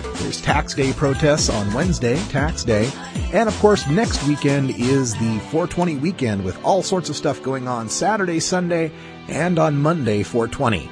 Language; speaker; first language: English; native; English